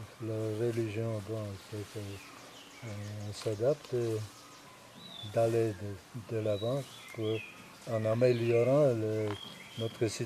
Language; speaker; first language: French; non-native, fluent; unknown